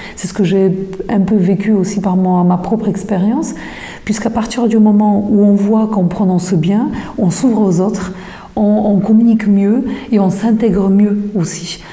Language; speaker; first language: French; non-native, fluent; Polish